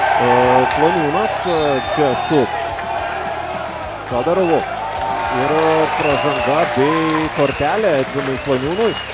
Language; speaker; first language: Lithuanian; native; Lithuanian